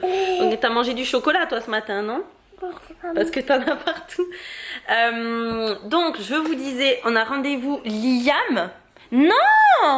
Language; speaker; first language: French; native; French